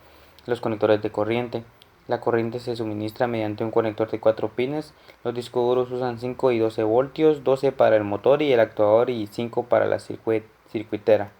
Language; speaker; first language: Spanish; native; Spanish